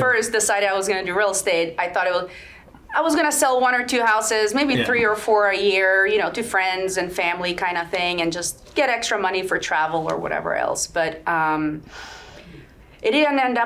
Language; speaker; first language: English; non-native, fluent; Swedish